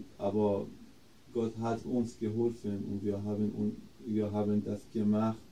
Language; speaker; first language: German; non-native, learner; Persian